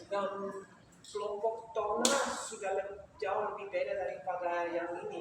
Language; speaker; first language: Indonesian; non-native, fluent; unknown